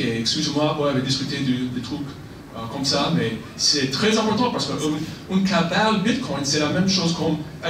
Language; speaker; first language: French; non-native, fluent; Persian